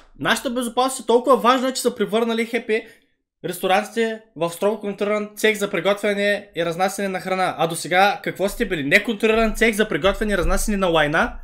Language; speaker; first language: Bulgarian; early bilingual, other home language; Vietnamese